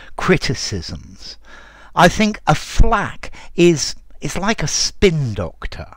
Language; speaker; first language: English; native; English